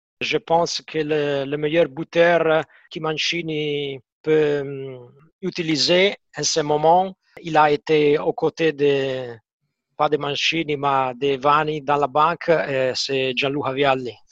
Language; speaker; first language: French; non-native, fluent; Italian